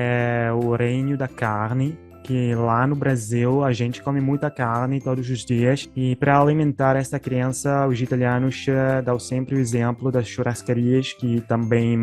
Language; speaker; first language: Portuguese; non-native, fluent; Italian